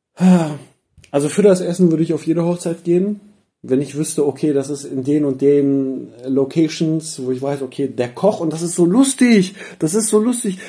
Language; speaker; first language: German; early bilingual, other home language; Persian